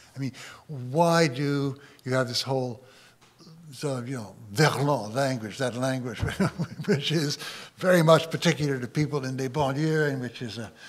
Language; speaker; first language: English; native; English